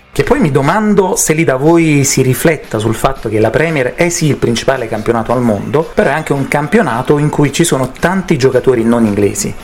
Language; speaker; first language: Italian; native; Italian